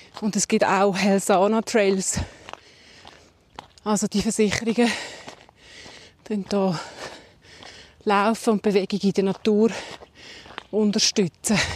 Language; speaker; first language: German; native; German